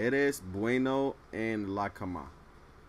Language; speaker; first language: Spanish; non-native, learner; English